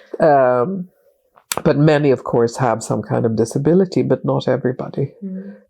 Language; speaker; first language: English; non-native, fluent; Swedish